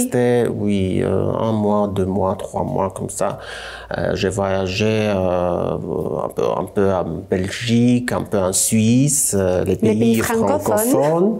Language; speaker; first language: French; non-native, fluent; Armenian